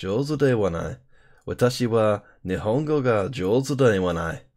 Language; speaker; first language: Japanese; non-native, learner; English